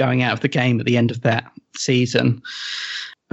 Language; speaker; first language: English; native; English